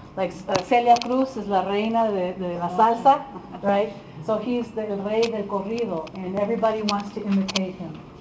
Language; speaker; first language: English; early bilingual, other home language; Spanish